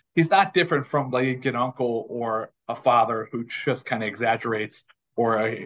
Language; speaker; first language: English; native; English